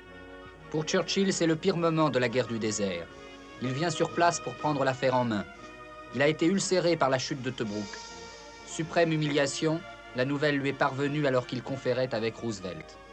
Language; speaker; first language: French; native; French